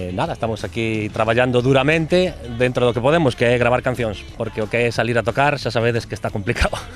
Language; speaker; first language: Galician; native; Galician